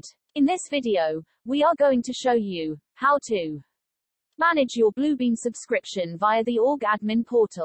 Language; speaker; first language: English; native; English